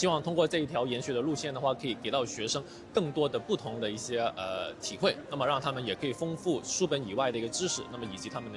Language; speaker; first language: Chinese; non-native, local second language; Cantonese